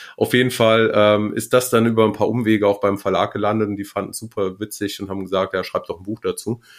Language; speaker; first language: German; native; German